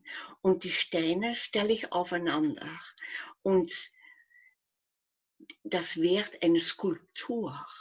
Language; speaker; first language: German; non-native, fluent; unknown